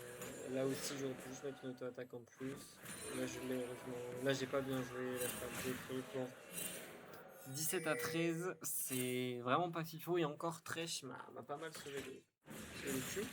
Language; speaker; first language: French; native; French